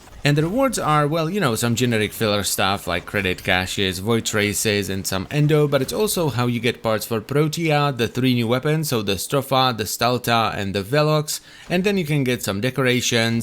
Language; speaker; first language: English; non-native, fluent; Czech